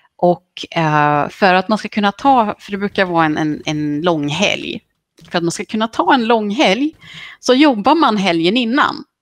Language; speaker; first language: Swedish; early bilingual, other home language; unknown